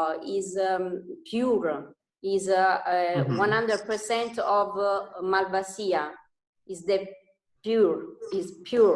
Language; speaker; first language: English; non-native, learner; Italian